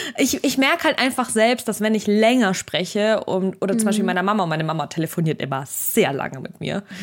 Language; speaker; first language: German; early bilingual, other home language; Russian